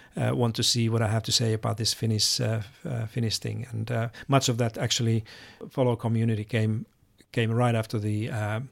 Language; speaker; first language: English; non-native, fluent; Finnish